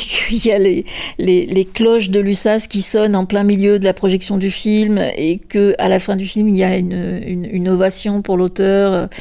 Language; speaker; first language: French; native; French